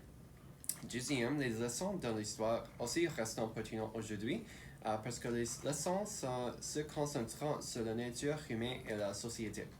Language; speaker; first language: French; non-native, local second language; English